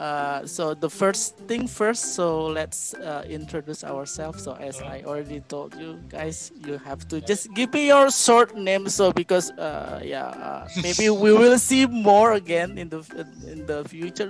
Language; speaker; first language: English; non-native, fluent; Indonesian